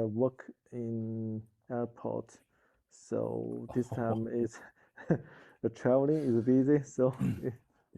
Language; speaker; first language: English; non-native, learner; Chinese